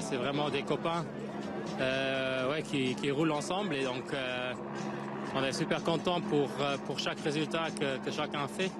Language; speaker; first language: French; non-native, local second language; Luxembourgish